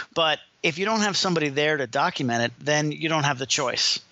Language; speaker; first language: English; native; English